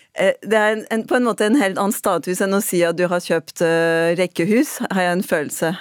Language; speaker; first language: Norwegian; non-native, fluent; French